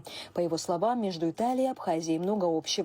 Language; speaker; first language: Russian; native; Russian